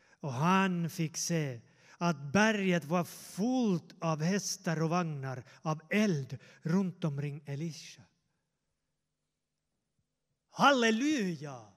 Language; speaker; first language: Swedish; non-native, fluent; Finnish